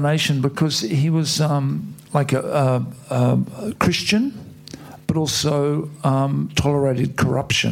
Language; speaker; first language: English; native; English